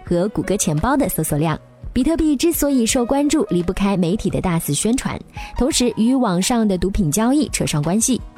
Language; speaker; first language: Chinese; native; Chinese